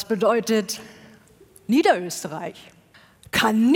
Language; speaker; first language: German; native; German